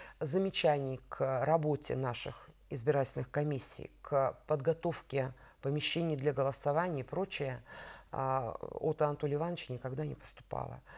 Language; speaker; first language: Russian; native; Russian